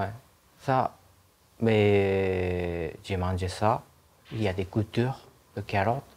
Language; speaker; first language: French; non-native, learner; Japanese